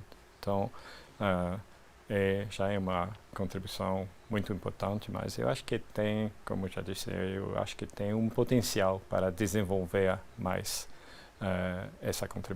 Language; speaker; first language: Portuguese; non-native, fluent; French